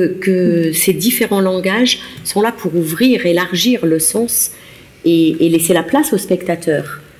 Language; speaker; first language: French; native; French